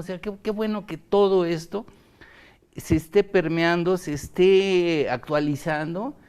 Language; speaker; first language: Spanish; native; Spanish